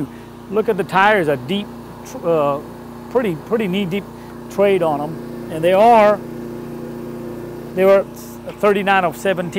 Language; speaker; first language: English; non-native, fluent; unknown